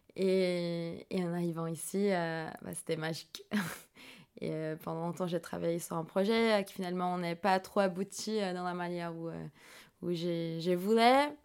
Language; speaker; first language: French; non-native, fluent; Portuguese